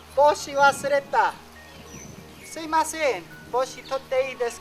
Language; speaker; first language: Japanese; non-native, learner; English